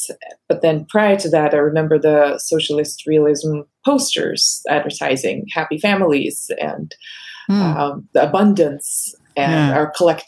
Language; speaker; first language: English; non-native, fluent; Russian